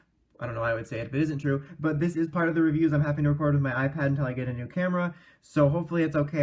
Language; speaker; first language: English; native; English